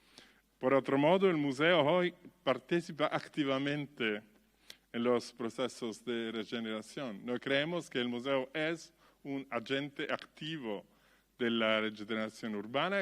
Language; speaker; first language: Spanish; non-native, learner; Italian